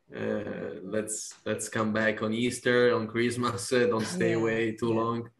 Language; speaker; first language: English; non-native, fluent; Italian